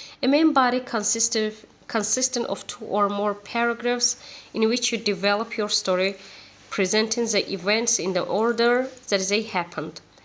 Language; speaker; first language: English; non-native, fluent; Azerbaijani